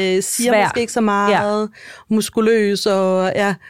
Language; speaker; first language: Danish; native; Danish